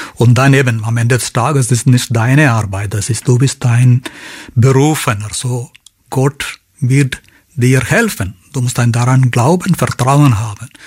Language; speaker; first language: German; non-native, fluent; Malayalam